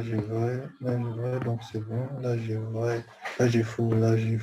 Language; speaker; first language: French; native; French